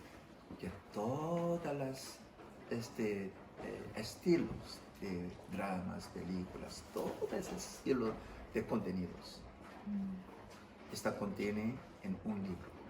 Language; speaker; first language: Spanish; non-native, fluent; English